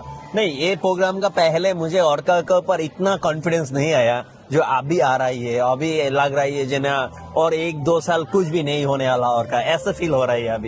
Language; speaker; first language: Hindi; non-native, fluent; Bangla